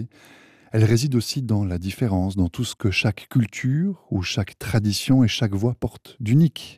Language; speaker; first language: French; native; French